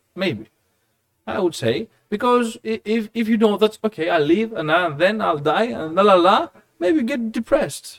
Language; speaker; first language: English; non-native, fluent; Greek